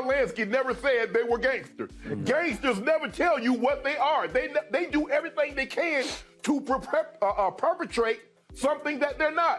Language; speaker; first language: English; native; English